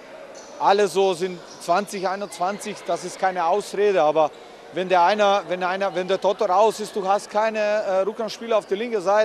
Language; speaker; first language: German; non-native, fluent; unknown